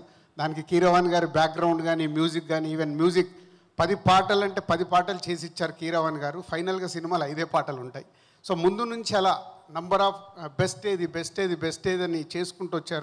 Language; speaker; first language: Telugu; native; Telugu